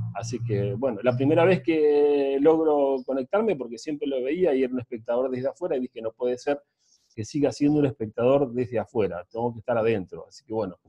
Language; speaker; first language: Spanish; native; Spanish